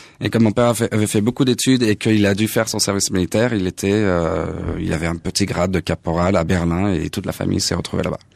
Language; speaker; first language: French; native; French